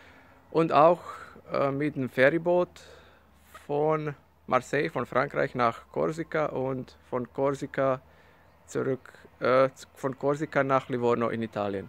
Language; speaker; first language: German; non-native, learner; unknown